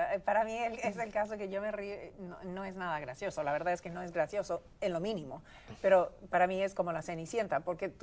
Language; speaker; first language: Spanish; native; Spanish